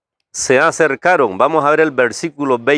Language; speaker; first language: Spanish; native; Spanish